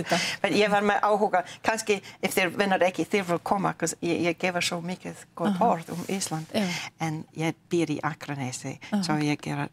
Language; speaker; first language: Icelandic; non-native, learner; English